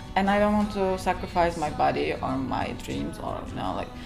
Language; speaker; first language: English; non-native, fluent; Turkish